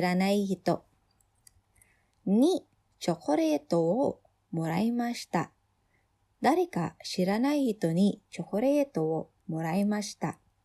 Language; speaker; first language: Japanese; non-native, fluent; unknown